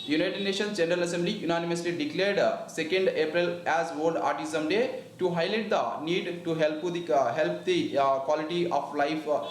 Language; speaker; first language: English; non-native, local second language; Telugu